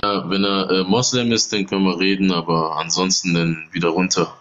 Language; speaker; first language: German; native; German